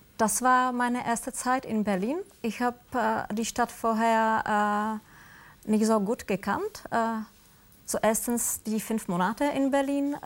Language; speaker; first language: German; non-native, fluent; Czech